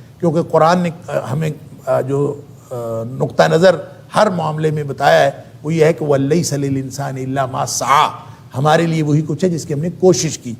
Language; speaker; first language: Urdu; non-native, local second language; Punjabi